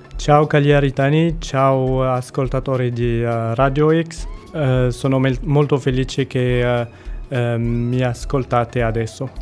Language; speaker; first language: Italian; non-native, fluent; Arabic